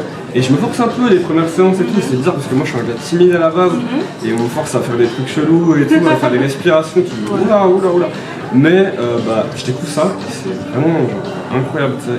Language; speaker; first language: French; native; French